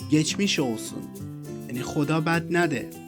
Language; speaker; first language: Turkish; non-native, fluent; Persian